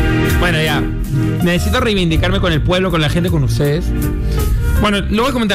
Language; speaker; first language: Spanish; native; Spanish